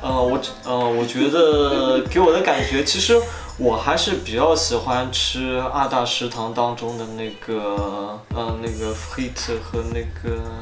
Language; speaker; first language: Chinese; native; Chinese